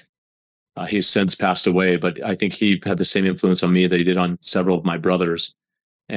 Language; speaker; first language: English; native; English